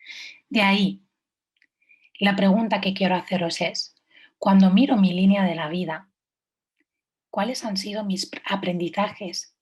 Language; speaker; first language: Spanish; native; Spanish